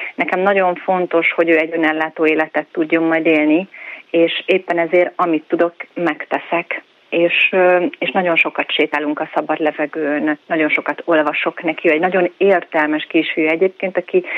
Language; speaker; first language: Hungarian; native; Hungarian